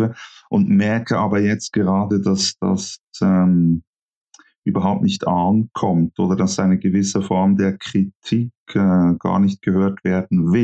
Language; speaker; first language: German; native; German